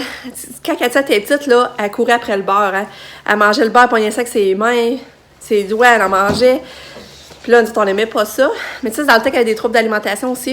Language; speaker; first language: French; native; French